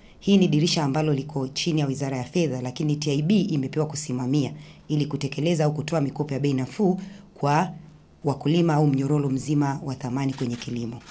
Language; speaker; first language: Swahili; native; Swahili